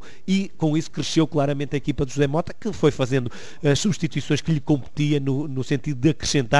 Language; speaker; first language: Portuguese; native; Portuguese